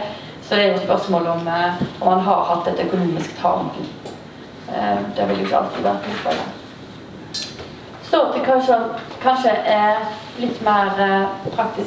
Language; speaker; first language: Norwegian; native; Norwegian